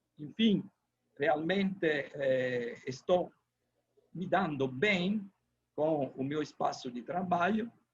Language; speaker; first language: Portuguese; non-native, fluent; Italian